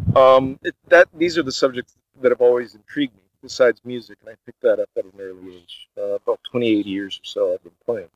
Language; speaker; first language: English; early bilingual, other home language; Portuguese